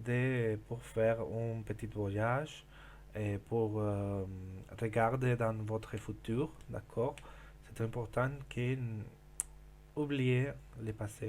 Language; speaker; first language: French; non-native, learner; Spanish